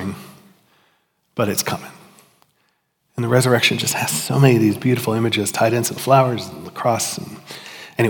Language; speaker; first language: English; native; English